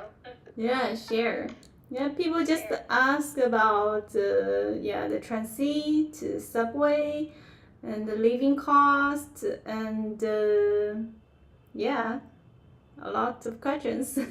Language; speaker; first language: English; non-native, fluent; Chinese